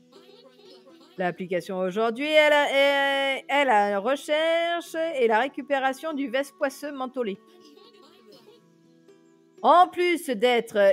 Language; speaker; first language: French; native; French